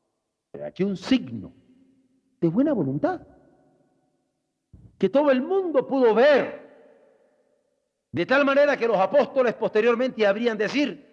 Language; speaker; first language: Spanish; native; Spanish